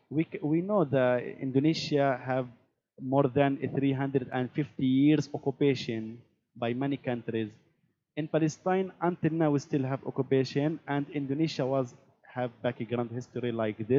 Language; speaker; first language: English; non-native, learner; Arabic